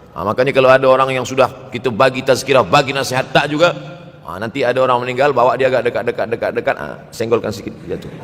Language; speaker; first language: Malay; native; Malay